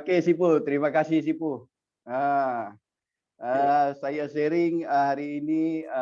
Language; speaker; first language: Malay; native; Malay